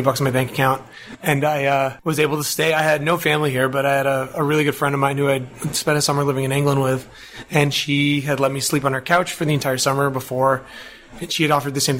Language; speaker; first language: English; native; English